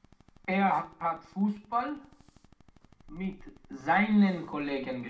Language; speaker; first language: German; non-native, learner; Romanian